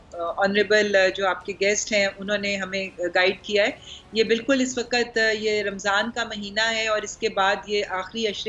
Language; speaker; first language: Urdu; native; Urdu